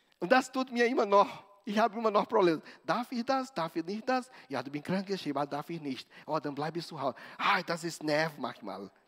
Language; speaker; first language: German; non-native, fluent; Portuguese